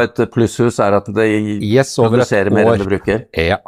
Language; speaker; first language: Norwegian; native; Norwegian